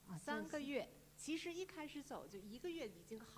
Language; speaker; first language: Chinese; native; Chinese